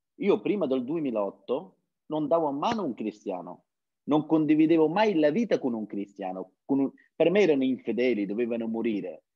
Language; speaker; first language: Italian; non-native, fluent; Persian